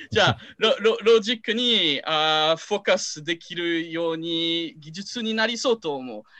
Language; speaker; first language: Japanese; non-native, learner; French